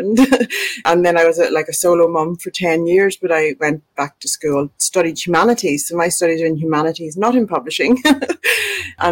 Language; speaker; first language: English; native; English